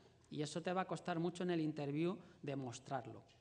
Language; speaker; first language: Spanish; native; Spanish